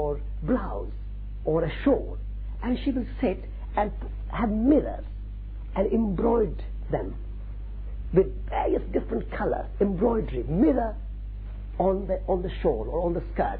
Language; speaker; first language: English; non-native, local second language; Marwari